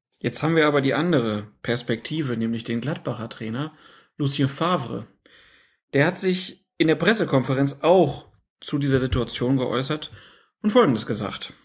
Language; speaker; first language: German; native; German